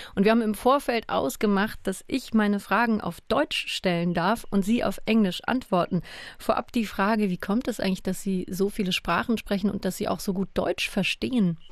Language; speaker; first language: German; native; German